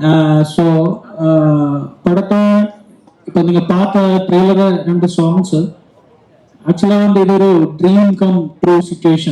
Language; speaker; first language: Tamil; non-native, learner; Malayalam